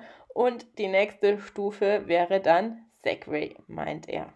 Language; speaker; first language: German; native; German